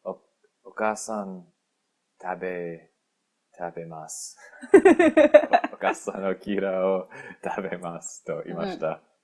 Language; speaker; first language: Japanese; non-native, learner; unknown